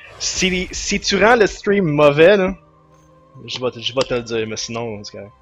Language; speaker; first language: French; native; French